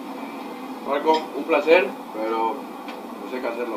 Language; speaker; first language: Spanish; native; Spanish